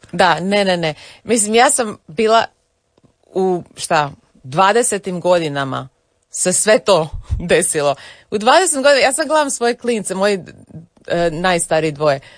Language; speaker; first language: Croatian; early bilingual, heritage; English